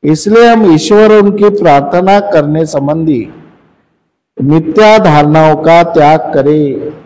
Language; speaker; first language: Hindi; non-native, local second language; Marathi